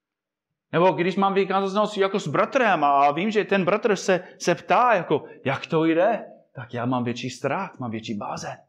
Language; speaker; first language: Czech; non-native, fluent; English